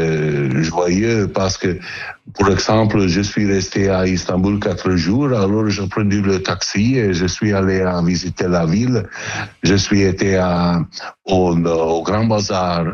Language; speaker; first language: French; non-native, learner; Italian